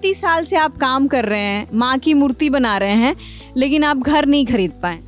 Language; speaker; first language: Hindi; native; Hindi